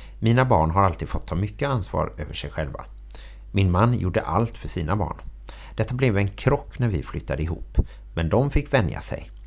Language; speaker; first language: Swedish; native; Swedish